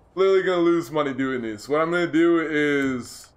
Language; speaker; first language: English; native; English